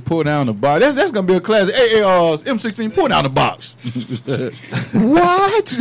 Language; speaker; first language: English; native; English